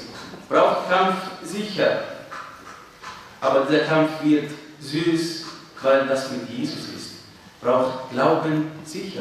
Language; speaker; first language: German; non-native, fluent; Arabic